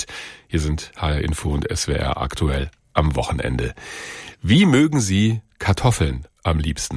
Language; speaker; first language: German; native; German